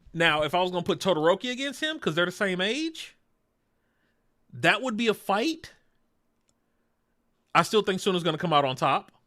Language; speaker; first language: English; native; English